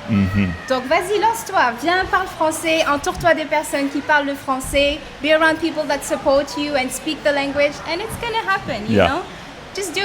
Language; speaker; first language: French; non-native, local second language; Morisyen